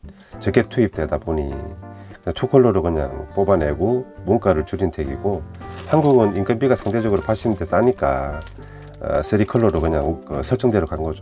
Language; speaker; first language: Korean; native; Korean